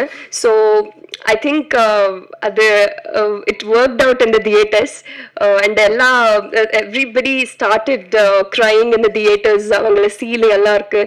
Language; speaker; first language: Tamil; non-native, learner; Telugu